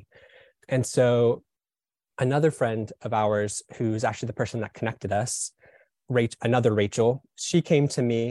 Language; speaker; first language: English; native; English